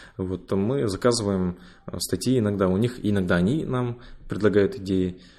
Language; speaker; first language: Russian; native; Russian